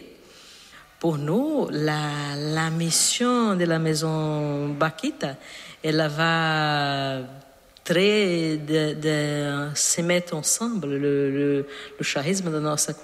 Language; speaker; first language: French; non-native, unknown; Portuguese